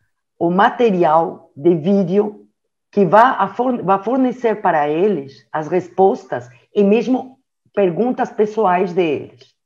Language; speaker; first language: Portuguese; non-native, learner; French